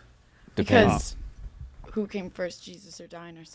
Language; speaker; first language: English; native; English